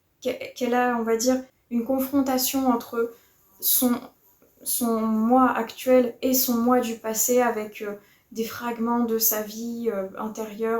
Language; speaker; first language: French; native; French